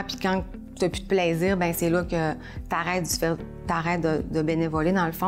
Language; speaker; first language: French; native; French